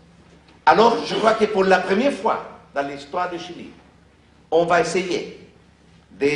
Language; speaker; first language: French; non-native, fluent; Spanish